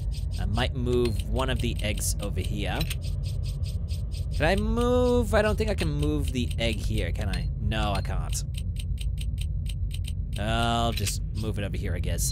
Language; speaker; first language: English; native; English